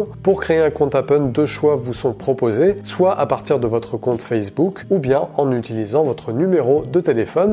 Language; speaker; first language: French; native; French